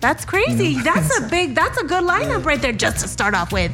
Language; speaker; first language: English; early bilingual, other home language; Spanish